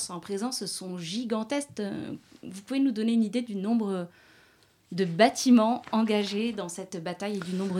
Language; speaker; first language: French; native; French